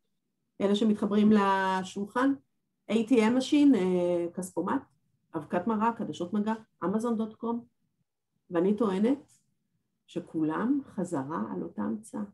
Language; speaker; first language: Hebrew; native; Hebrew